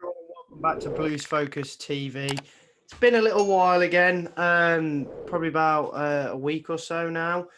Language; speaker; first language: English; native; English